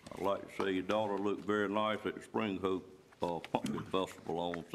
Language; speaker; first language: English; native; English